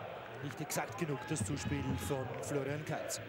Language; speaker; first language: German; native; German